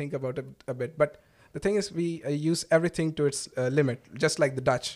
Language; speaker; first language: English; non-native, local second language; Malayalam